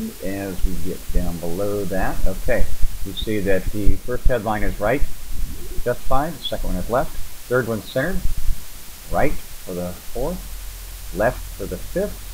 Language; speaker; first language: English; native; English